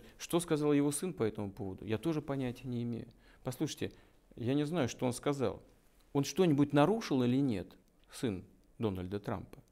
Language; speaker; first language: Russian; native; Russian